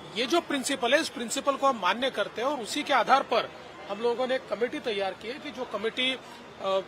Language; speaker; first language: Hindi; non-native, local second language; Marathi